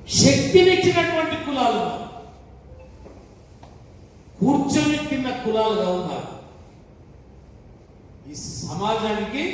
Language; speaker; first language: Telugu; native; Telugu